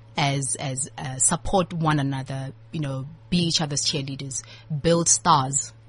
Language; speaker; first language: English; non-native, local second language; Southern Sotho